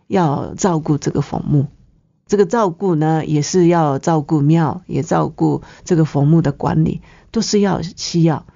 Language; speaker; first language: Chinese; non-native, fluent; Japanese